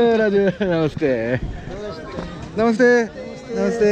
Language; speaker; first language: Korean; native; Korean